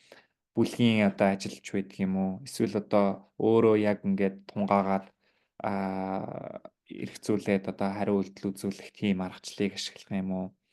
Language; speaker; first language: Mongolian; native; Mongolian